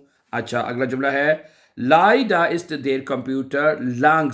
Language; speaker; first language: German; non-native, learner; Urdu